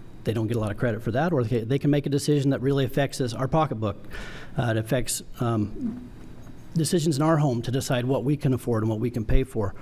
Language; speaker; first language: English; native; English